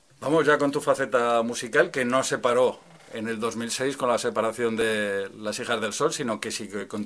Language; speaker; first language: Spanish; native; Spanish